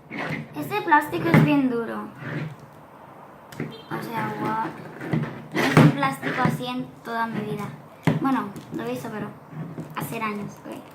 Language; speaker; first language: Spanish; early bilingual, heritage; Spanish